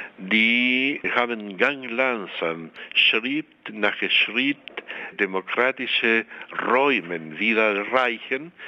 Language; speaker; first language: German; non-native, fluent; Spanish